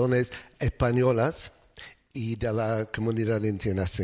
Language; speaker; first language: Spanish; non-native, fluent; English